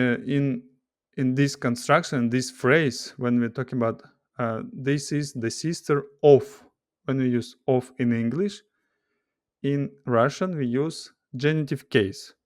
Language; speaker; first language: English; non-native, fluent; Russian